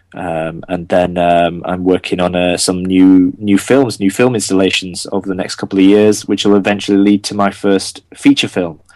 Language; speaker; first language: English; non-native, local second language; Gujarati